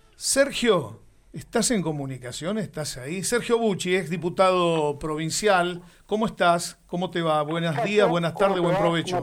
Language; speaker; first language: Spanish; native; Spanish